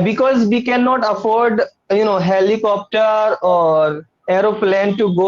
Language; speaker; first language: English; non-native, learner; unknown